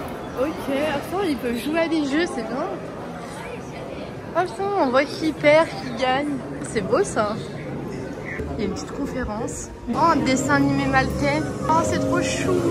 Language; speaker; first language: French; native; French